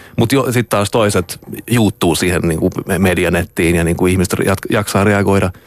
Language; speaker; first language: Finnish; early bilingual, heritage; Finnish